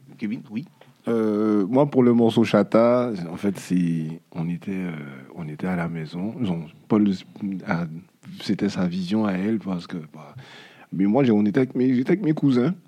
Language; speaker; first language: French; native; French